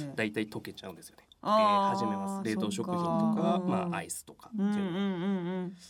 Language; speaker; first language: Japanese; native; Japanese